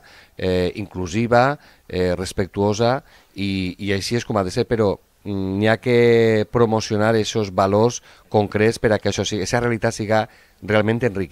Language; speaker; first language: Catalan; native; Catalan